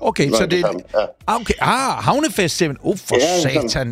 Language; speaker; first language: Danish; native; Danish